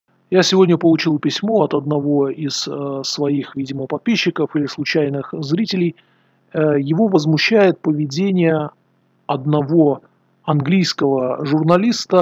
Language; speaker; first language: Russian; native; Russian